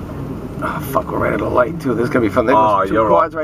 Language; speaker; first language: English; native; English